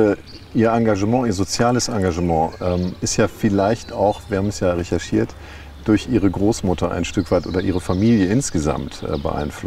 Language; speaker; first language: German; native; German